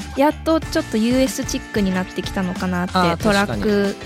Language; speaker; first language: Japanese; native; Japanese